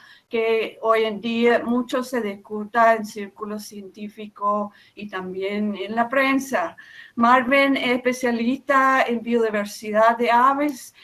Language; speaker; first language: Spanish; non-native, fluent; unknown